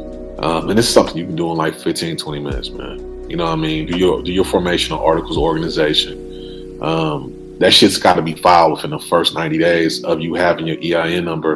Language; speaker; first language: English; native; English